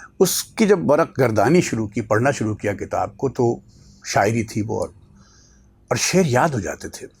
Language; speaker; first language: Urdu; native; Urdu